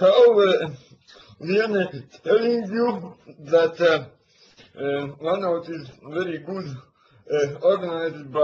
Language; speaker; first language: English; non-native, learner; Latvian